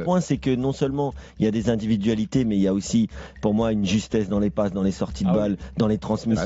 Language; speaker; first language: French; native; French